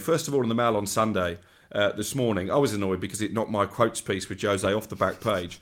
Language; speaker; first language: English; native; English